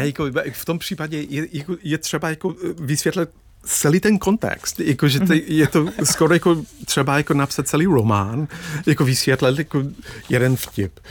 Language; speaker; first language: Czech; non-native, fluent; English